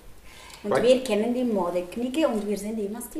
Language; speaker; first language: German; non-native, learner; Italian